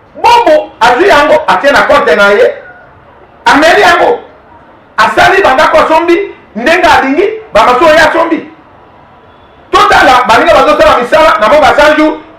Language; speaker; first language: Lingala; native; Lingala